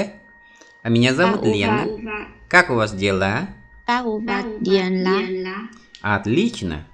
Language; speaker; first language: Russian; non-native, fluent; Vietnamese